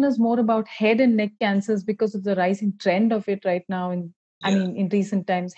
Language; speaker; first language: English; non-native, local second language; Malayalam